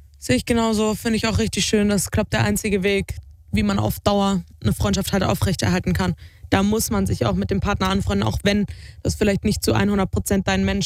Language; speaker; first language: German; native; German